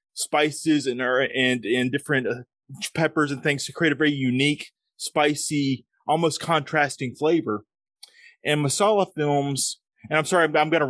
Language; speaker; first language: English; native; English